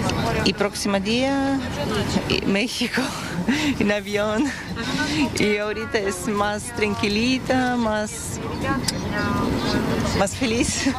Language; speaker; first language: Spanish; non-native, learner; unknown